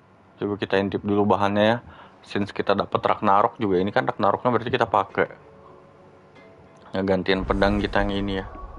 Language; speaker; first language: Indonesian; native; Indonesian